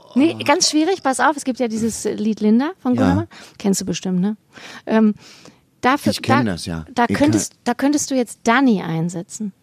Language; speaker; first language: German; native; German